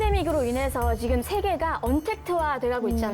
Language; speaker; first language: Korean; native; Korean